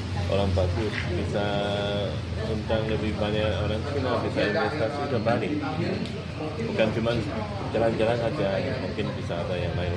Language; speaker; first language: Indonesian; non-native, learner; Chinese